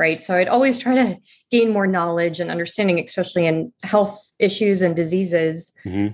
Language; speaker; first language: English; native; English